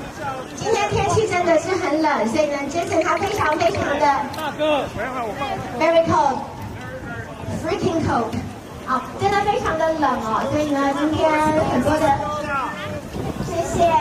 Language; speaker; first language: Chinese; native; Chinese